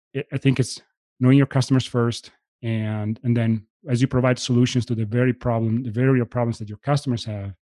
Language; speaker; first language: English; non-native, fluent; Italian